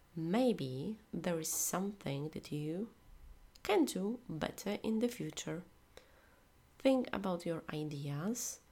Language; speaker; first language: English; non-native, fluent; Polish